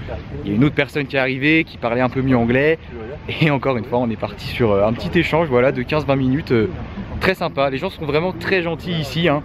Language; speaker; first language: French; native; French